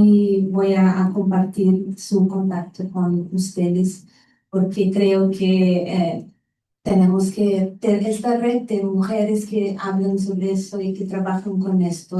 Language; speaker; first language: Spanish; non-native, fluent; Portuguese